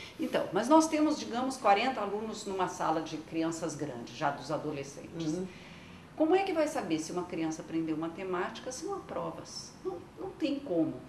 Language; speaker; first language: Portuguese; non-native, local second language; French